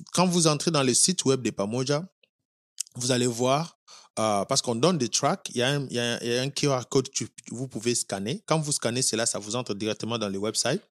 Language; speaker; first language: French; non-native, local second language; Lingala